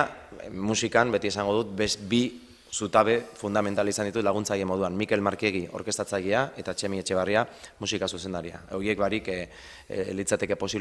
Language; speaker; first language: Basque; native; Basque